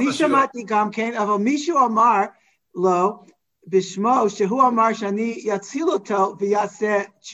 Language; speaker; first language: Hebrew; non-native, fluent; English